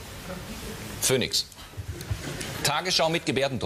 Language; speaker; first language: German; native; German